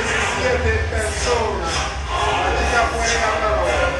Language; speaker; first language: Spanish; non-native, learner; Haitian Creole